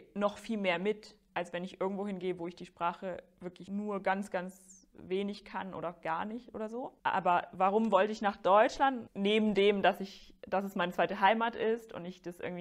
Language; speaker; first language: German; non-native, fluent; Finnish